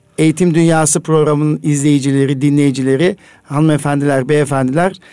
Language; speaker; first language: Turkish; native; Turkish